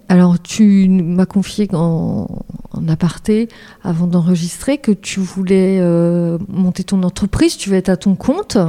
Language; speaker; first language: French; native; French